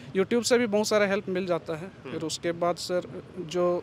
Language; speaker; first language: Hindi; native; Hindi